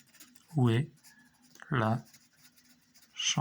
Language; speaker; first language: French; non-native, fluent; Albanian